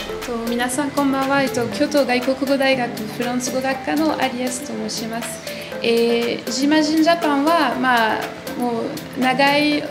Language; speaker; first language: Japanese; non-native, fluent; French